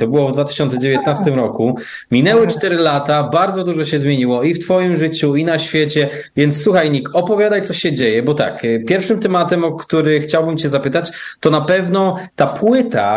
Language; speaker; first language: Polish; native; Polish